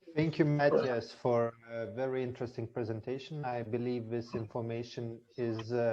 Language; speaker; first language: English; non-native, fluent; Lithuanian